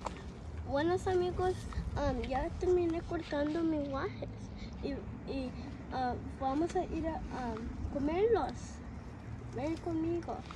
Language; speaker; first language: Spanish; early bilingual, heritage; English